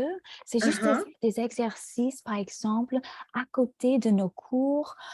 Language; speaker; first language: French; non-native, fluent; English